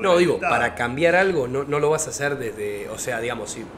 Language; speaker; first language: Spanish; native; Spanish